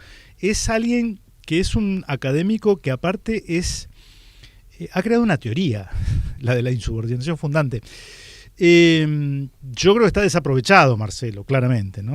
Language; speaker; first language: Spanish; native; Spanish